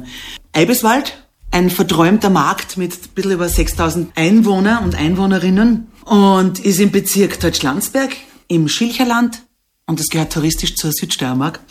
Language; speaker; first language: German; native; German